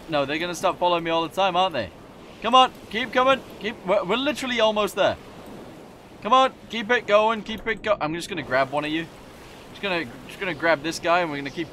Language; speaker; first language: English; native; English